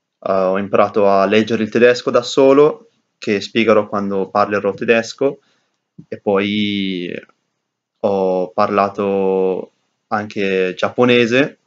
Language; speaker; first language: Italian; early bilingual, heritage; English